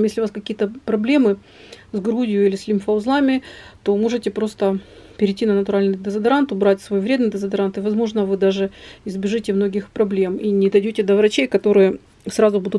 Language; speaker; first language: Russian; native; Russian